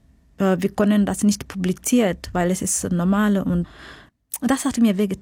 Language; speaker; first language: German; non-native, fluent; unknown